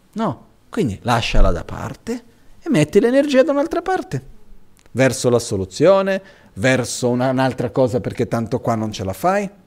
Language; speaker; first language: Italian; non-native, fluent; Portuguese